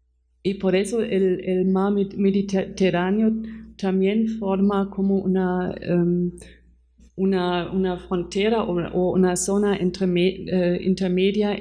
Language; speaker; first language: Spanish; non-native, fluent; German